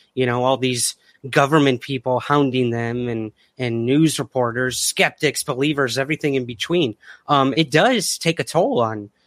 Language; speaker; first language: English; native; English